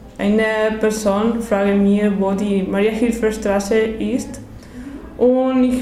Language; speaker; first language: German; non-native, learner; Spanish